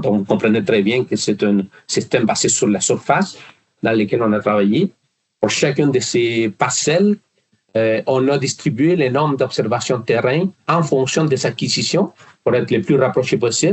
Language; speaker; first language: French; non-native, fluent; Spanish